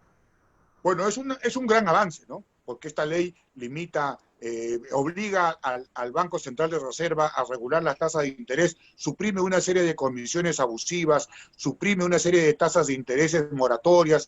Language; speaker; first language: Spanish; native; Spanish